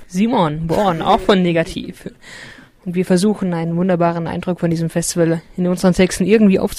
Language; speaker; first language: German; native; German